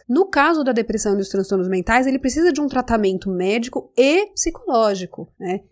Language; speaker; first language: Portuguese; native; Portuguese